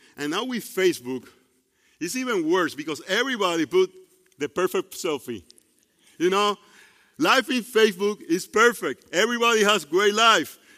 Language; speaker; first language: English; non-native, fluent; Spanish